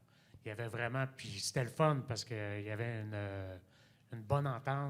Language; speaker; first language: French; native; French